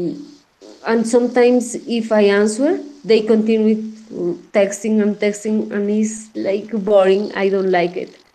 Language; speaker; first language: English; non-native, learner; Spanish